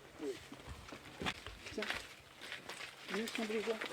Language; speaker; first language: French; native; French